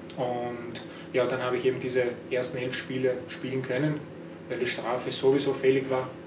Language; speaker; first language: German; early bilingual, other home language; Croatian